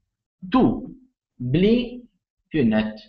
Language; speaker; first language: Norwegian; non-native, learner; Italian